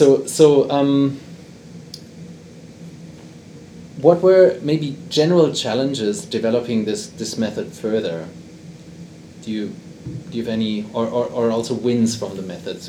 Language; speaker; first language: English; non-native, fluent; German